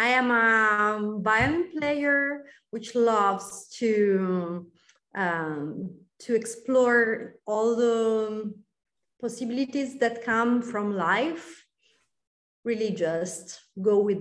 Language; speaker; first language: English; non-native, fluent; Italian